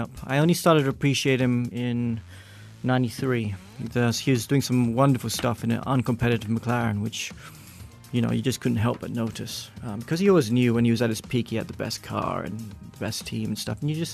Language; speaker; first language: English; native; English